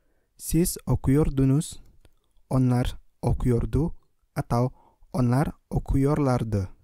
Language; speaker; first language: Turkish; non-native, fluent; Indonesian